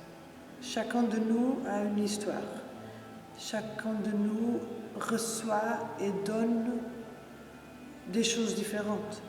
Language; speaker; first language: French; non-native, fluent; Portuguese